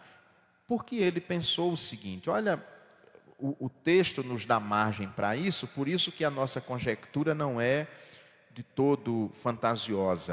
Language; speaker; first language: Portuguese; native; Portuguese